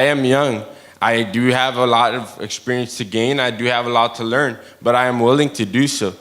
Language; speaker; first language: English; early bilingual, other home language; Spanish